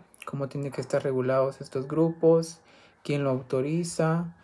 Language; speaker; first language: Spanish; native; Spanish